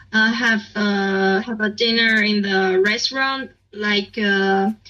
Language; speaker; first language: English; non-native, learner; Chinese